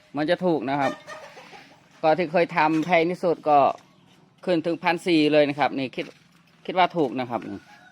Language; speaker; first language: Thai; native; Thai